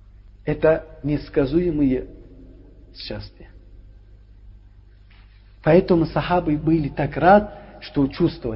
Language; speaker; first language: Russian; non-native, learner; Uzbek